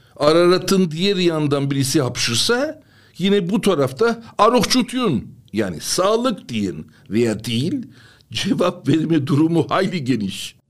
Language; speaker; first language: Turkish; non-native, local second language; Armenian